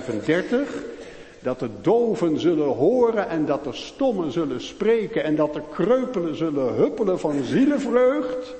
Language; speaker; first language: Dutch; native; Dutch